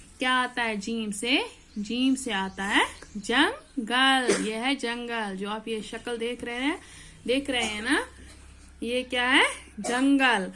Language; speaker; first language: Hindi; non-native, local second language; Kashmiri